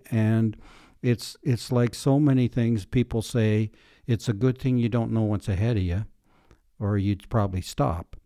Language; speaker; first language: English; native; English